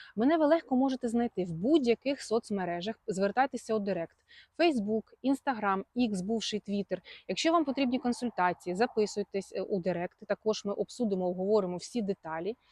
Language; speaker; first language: Ukrainian; non-native, local second language; Russian